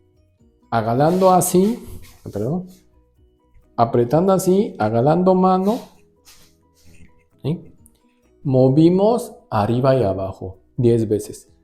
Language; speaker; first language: Spanish; non-native, learner; Japanese